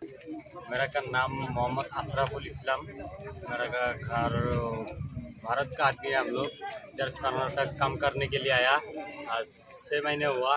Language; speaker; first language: Hindi; non-native, local second language; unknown